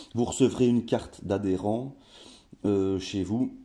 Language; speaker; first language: French; native; French